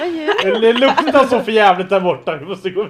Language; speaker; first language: Swedish; native; Swedish